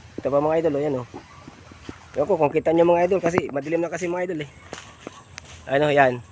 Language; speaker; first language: Filipino; non-native, local second language; Cebuano